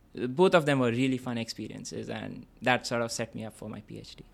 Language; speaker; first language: English; non-native, local second language; Bangla